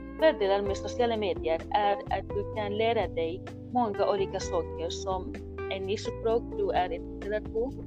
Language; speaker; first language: Swedish; non-native, learner; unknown